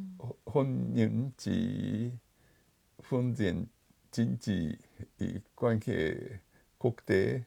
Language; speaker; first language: Vietnamese; non-native, fluent; Japanese